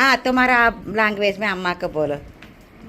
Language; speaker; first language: Hindi; non-native, local second language; Telugu